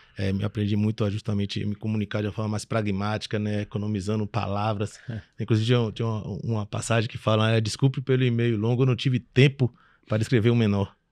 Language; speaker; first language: Portuguese; early bilingual, other home language; French